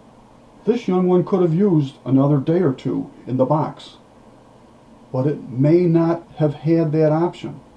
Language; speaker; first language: English; native; English